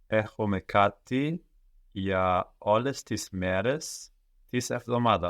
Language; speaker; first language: Greek; non-native, learner; English